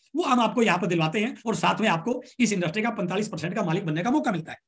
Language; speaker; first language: Hindi; native; Hindi